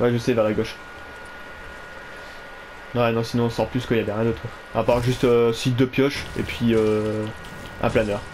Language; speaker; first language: French; native; French